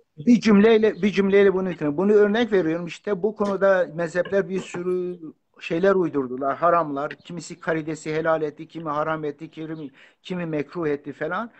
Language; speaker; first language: Turkish; non-native, local second language; Kurdish